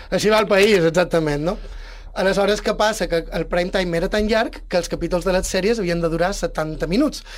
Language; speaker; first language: Catalan; native; Catalan